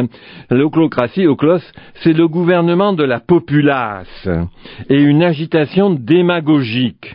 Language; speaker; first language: French; native; French